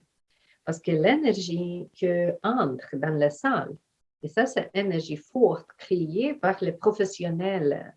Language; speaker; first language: French; non-native, fluent; Ukrainian